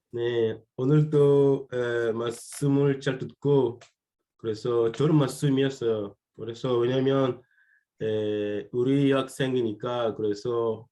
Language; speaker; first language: Korean; non-native, learner; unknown